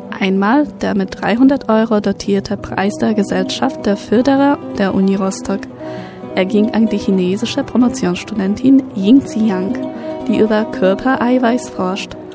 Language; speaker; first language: German; non-native, fluent; Polish